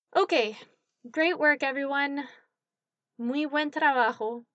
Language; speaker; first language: Spanish; non-native, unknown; English